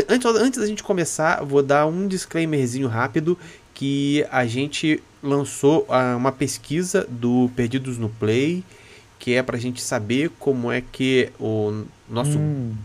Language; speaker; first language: Portuguese; native; Portuguese